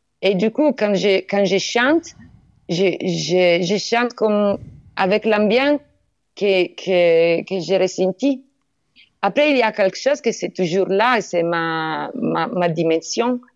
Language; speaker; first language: French; non-native, learner; Italian